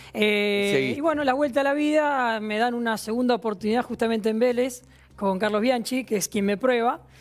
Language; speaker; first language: Spanish; native; Spanish